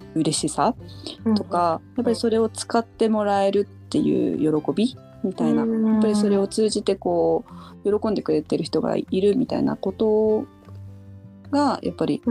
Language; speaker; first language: Japanese; native; Japanese